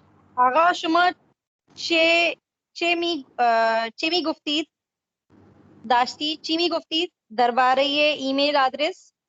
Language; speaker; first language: Persian; non-native, learner; Urdu